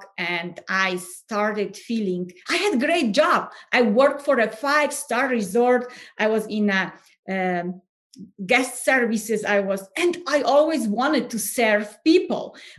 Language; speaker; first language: English; non-native, fluent; Polish